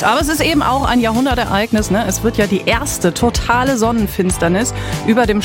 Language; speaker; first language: German; native; German